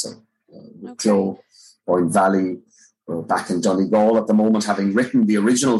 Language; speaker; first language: English; native; English